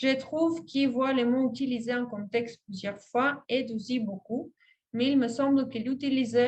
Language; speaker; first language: French; non-native, fluent; Spanish